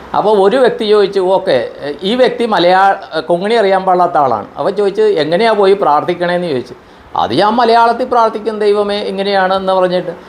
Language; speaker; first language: Malayalam; non-native, local second language; Konkani